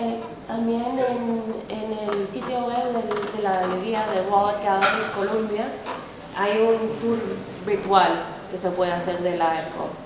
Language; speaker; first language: Spanish; non-native, fluent; English